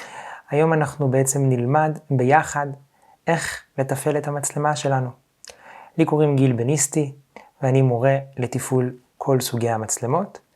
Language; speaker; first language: Hebrew; native; Hebrew